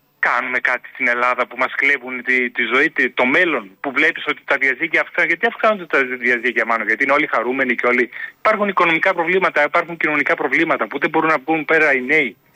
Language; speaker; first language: Greek; native; Greek